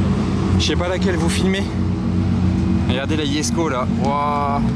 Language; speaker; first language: French; native; French